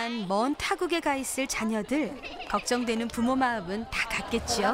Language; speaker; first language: Korean; native; Korean